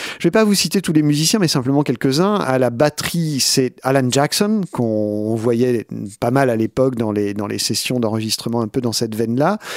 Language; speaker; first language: French; native; French